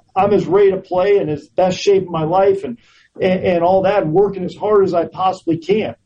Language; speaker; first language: English; native; English